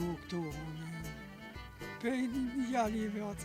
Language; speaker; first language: Albanian; non-native, local second language; Croatian